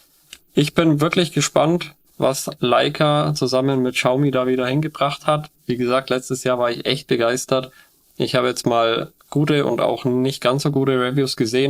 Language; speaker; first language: German; native; German